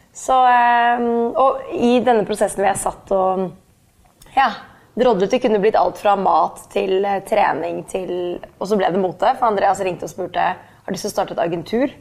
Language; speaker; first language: Norwegian; native; Norwegian